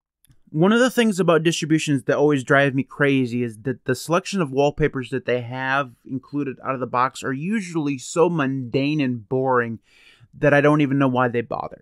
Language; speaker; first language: English; native; English